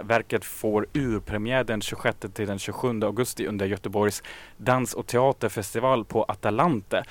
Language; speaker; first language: Swedish; native; Swedish